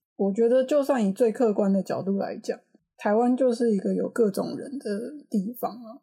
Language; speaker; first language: Chinese; native; Chinese